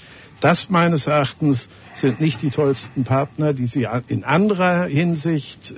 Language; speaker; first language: German; native; German